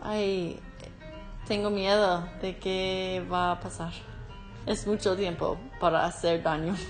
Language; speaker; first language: Spanish; non-native, learner; English